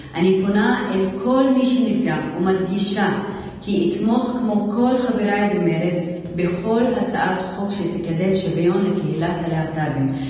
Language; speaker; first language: Hebrew; non-native, local second language; Arabic